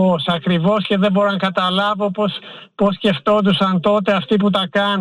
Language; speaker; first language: Greek; native; Greek